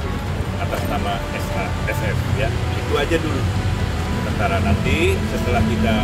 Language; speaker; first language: Indonesian; native; Indonesian